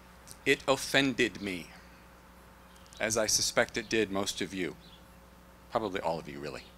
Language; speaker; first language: English; native; English